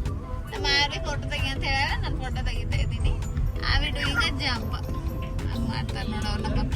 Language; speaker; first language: Kannada; native; Kannada